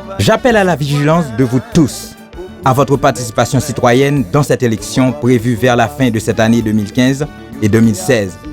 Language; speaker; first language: French; non-native, local second language; Haitian Creole